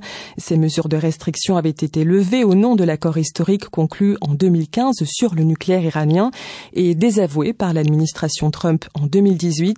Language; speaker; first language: French; native; French